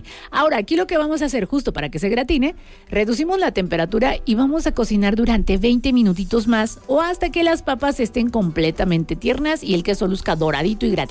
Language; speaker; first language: Spanish; native; Spanish